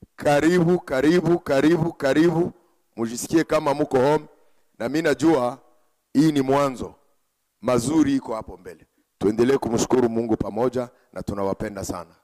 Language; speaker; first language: Swahili; non-native, local second language; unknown